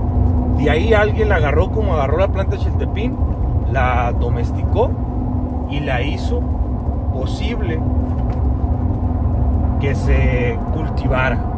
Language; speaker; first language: Spanish; native; Spanish